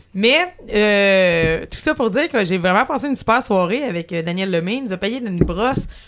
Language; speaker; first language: French; native; French